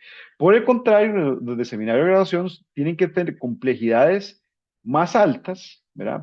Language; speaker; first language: Spanish; native; Spanish